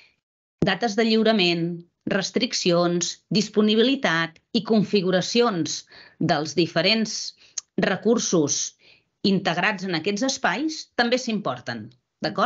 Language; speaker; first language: Catalan; native; Catalan